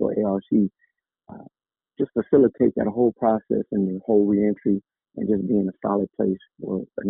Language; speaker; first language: English; native; English